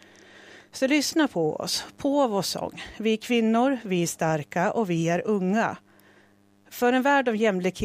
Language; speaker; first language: Swedish; native; Swedish